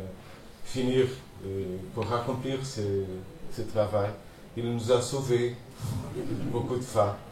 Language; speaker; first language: French; non-native, fluent; Portuguese